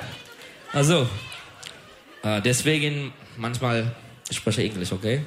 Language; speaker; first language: German; non-native, learner; Turkish